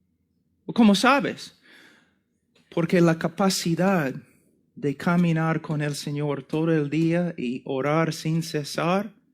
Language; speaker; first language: Spanish; non-native, fluent; English